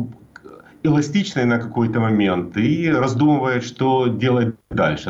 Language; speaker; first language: Russian; native; Russian